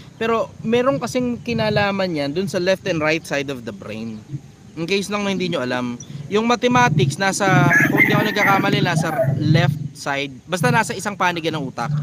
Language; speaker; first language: Filipino; native; Filipino